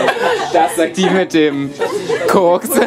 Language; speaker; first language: German; native; German